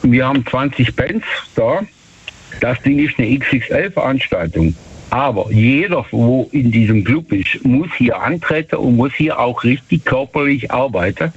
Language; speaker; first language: German; native; German